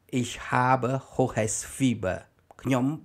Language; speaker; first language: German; non-native, learner; Khmer